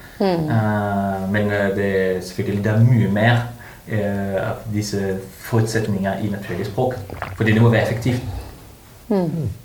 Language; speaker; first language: Norwegian; non-native, fluent; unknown